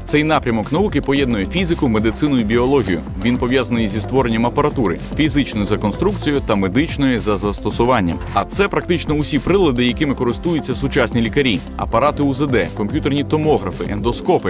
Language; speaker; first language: Ukrainian; native; Ukrainian